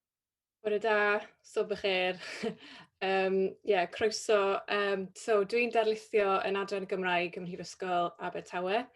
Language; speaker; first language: Welsh; native; Welsh